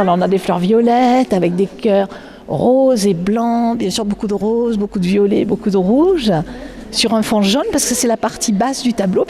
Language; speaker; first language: French; native; French